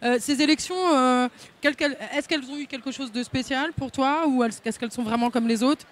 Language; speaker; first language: French; native; French